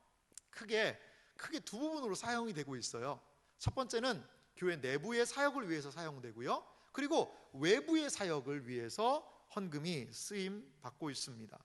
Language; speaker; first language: Korean; native; Korean